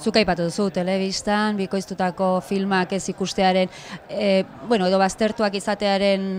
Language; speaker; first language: Basque; native; Basque